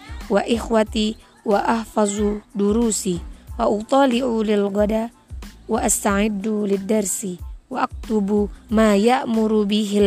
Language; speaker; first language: Arabic; non-native, learner; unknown